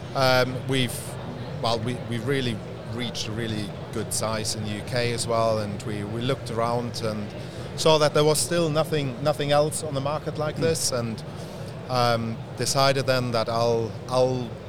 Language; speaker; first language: English; non-native, fluent; German